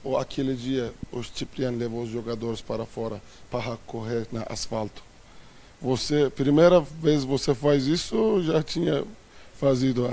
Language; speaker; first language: Portuguese; non-native, fluent; Turkish